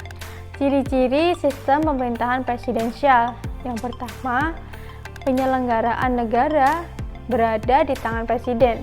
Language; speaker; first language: Indonesian; native; Indonesian